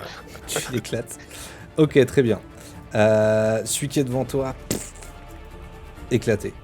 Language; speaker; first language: French; native; French